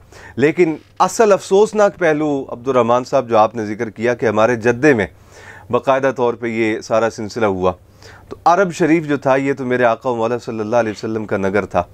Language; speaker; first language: Urdu; native; Urdu